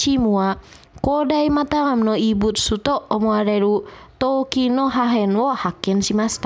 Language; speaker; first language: Japanese; non-native, fluent; Indonesian